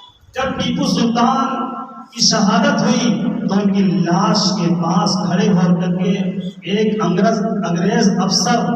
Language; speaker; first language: Urdu; native; Urdu